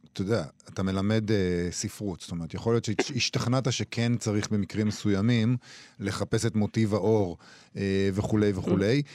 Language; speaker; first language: Hebrew; native; Hebrew